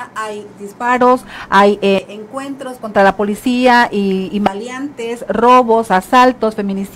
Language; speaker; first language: Spanish; native; Spanish